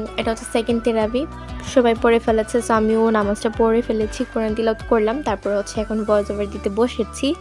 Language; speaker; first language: Bangla; non-native, local second language; Sylheti